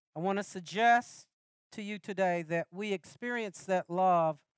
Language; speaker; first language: English; native; English